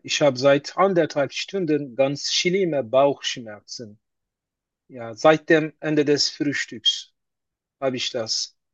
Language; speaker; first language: German; non-native, learner; Turkish